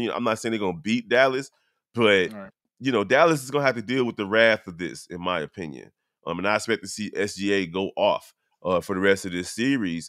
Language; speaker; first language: English; native; English